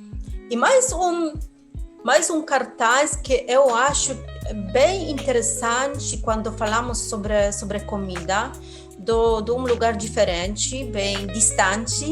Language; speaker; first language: Portuguese; non-native, fluent; Polish